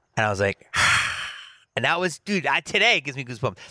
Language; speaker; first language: English; native; English